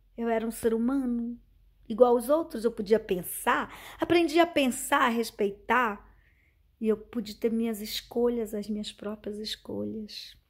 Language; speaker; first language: Portuguese; native; Portuguese